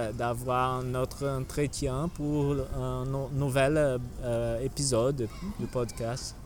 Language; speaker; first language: French; non-native, learner; Portuguese